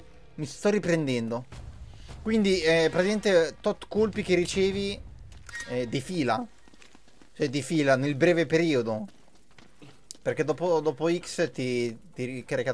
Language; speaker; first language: Italian; native; Italian